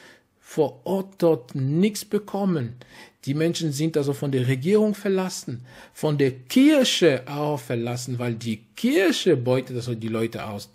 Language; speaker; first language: German; non-native, fluent; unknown